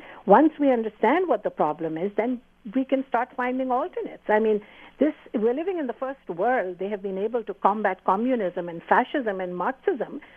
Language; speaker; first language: English; non-native, local second language; Urdu